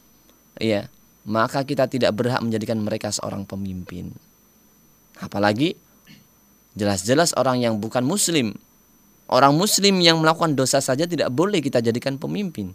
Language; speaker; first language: Indonesian; native; Indonesian